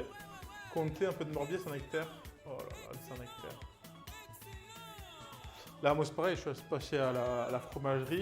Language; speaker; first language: French; native; French